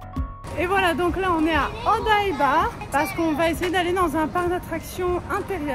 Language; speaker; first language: French; native; French